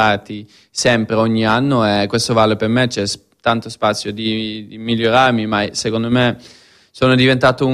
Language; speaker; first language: Italian; non-native, fluent; Dutch